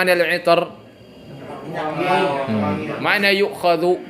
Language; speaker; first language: Arabic; non-native, fluent; Indonesian